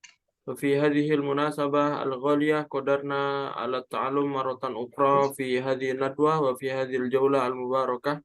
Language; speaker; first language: Arabic; non-native, fluent; Indonesian